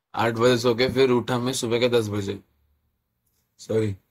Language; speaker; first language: Hindi; non-native, local second language; Odia